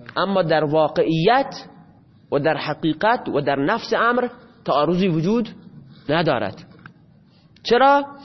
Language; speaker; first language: Persian; non-native, local second language; Baluchi